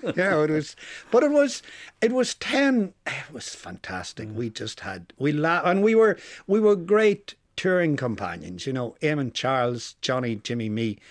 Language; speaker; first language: English; native; English